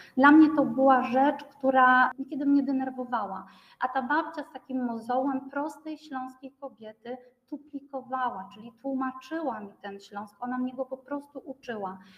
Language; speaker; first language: Polish; native; Polish